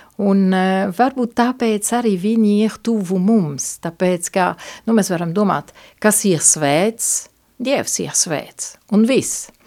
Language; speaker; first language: Latvian; non-native, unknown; Italian